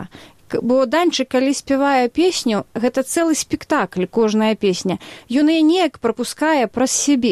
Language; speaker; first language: Belarusian; native; Belarusian